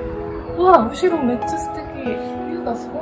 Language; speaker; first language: Japanese; non-native, learner; Korean